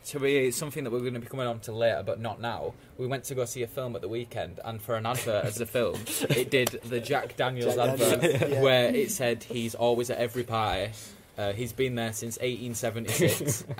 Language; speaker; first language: English; native; English